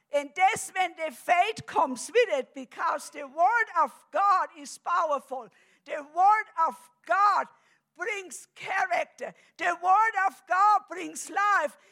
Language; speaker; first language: English; non-native, fluent; German